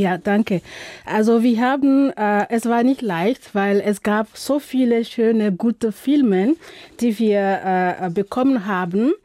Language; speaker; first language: German; non-native, fluent; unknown